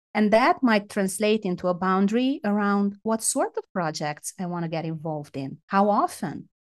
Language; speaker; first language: English; non-native, fluent; Romanian